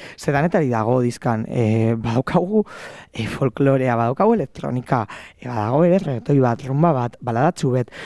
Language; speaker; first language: Basque; native; Basque